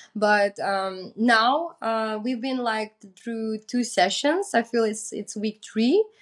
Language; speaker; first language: English; non-native, fluent; Macedonian